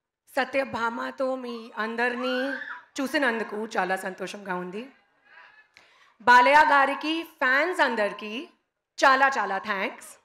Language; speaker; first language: Telugu; non-native, local second language; Hindi